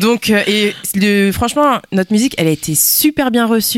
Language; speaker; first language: French; early bilingual, other home language; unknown